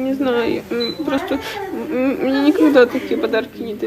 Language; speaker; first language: Russian; native; Russian